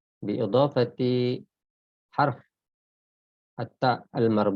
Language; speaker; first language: Arabic; non-native, fluent; Malay